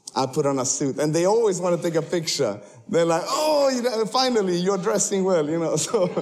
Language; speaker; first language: English; early bilingual, heritage; Spanish